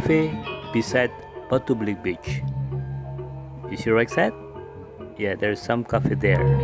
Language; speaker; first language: English; non-native, local second language; Indonesian